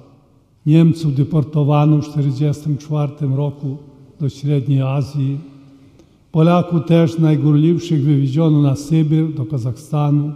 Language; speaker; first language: Polish; early bilingual, heritage; Polish